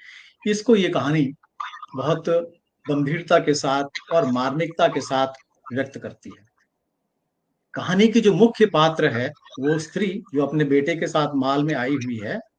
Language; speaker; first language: Hindi; native; Hindi